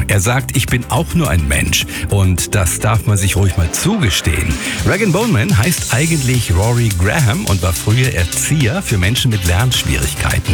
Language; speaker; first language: German; native; German